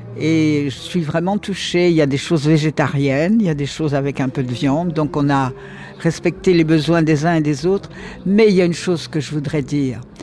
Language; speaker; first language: French; native; French